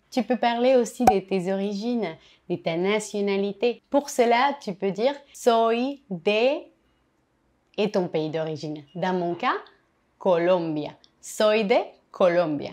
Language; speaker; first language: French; non-native, fluent; Spanish